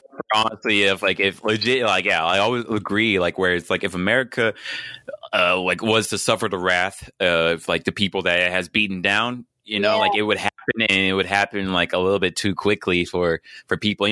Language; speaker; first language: English; native; English